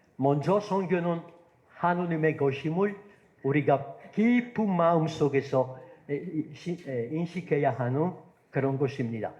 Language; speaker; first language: Korean; non-native, fluent; Italian